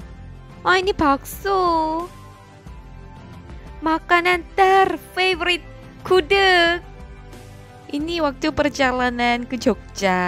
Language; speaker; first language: Indonesian; non-native, fluent; Korean